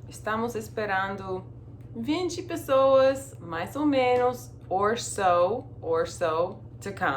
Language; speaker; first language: Portuguese; non-native, fluent; English